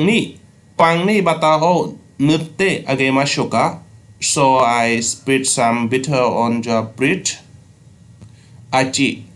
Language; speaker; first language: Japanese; non-native, learner; Khmer